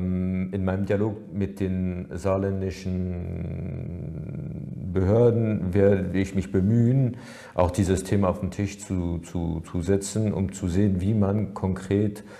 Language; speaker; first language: German; non-native, fluent; French